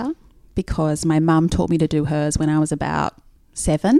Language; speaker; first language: English; native; English